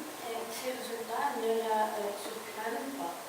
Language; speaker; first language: French; non-native, learner; Ukrainian